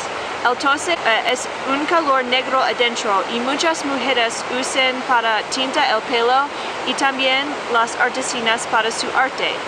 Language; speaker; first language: Spanish; non-native, learner; English